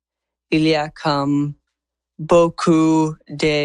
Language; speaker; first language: French; non-native, learner; English